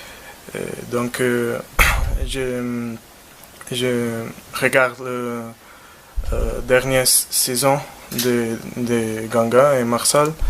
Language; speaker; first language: French; non-native, learner; Portuguese